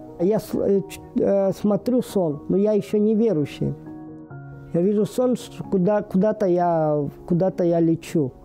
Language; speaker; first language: Russian; native; Russian